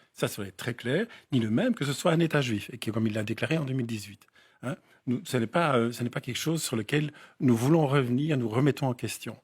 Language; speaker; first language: French; native; French